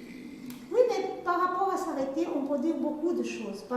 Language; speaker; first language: French; non-native, fluent; Portuguese